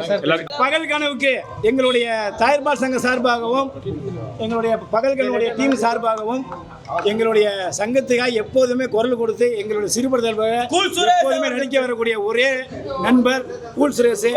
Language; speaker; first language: Tamil; native; Tamil